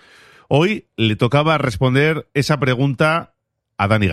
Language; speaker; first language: Spanish; native; Spanish